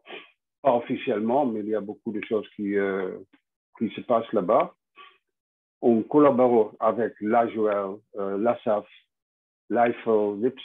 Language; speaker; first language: French; non-native, fluent; Dutch